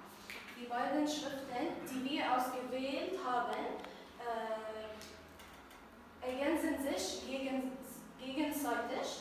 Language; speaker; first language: German; non-native, learner; Arabic